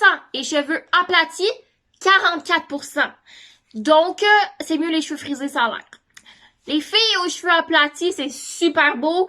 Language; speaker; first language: French; native; French